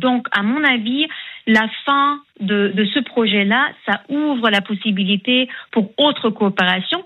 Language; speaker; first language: French; non-native, fluent; German